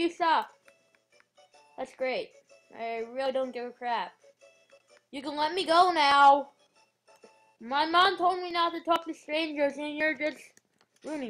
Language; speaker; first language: English; native; English